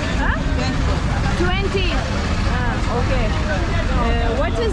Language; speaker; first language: English; non-native, learner; Turkish